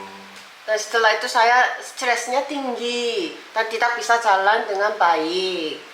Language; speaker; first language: Indonesian; non-native, learner; Korean